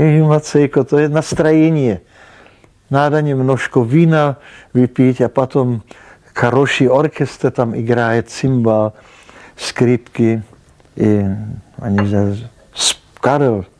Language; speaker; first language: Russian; non-native, learner; Czech